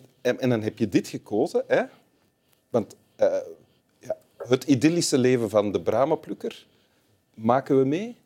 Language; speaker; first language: Dutch; native; Dutch